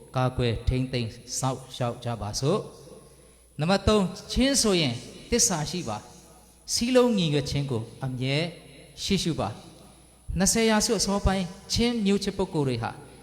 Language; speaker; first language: Burmese; non-native, local second language; Hakha Chin